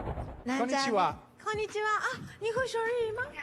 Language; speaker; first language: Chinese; non-native, fluent; Japanese